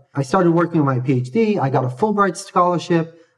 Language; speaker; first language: English; native; English